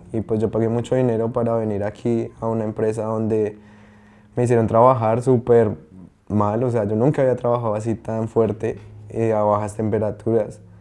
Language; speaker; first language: Spanish; native; Spanish